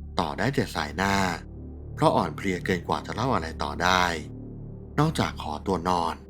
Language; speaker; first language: Thai; native; Thai